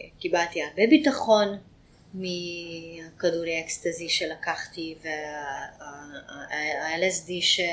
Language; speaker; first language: Hebrew; non-native, fluent; Hungarian